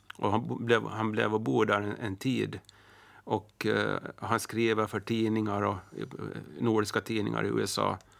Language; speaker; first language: Swedish; native; Swedish